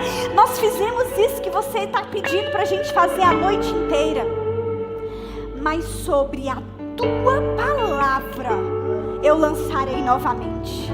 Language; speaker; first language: Portuguese; native; Portuguese